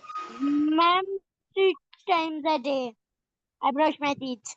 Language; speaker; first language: English; non-native, learner; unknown